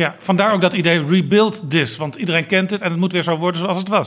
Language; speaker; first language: Dutch; native; Dutch